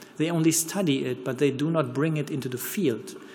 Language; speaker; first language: English; non-native, fluent; German